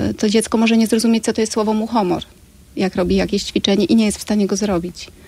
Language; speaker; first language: Polish; native; Polish